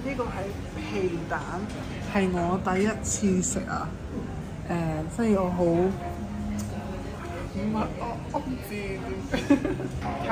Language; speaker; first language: Cantonese; non-native, fluent; English